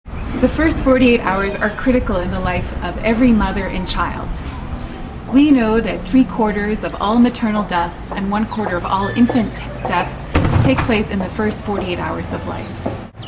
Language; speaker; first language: English; native; English